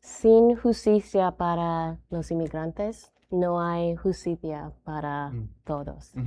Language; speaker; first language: Spanish; non-native, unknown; English